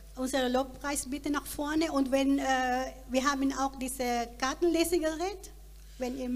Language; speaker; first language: German; non-native, learner; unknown